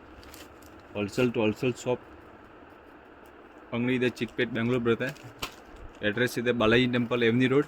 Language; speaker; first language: Kannada; non-native, local second language; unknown